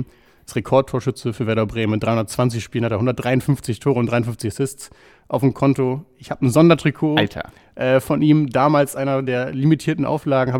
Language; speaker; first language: German; native; German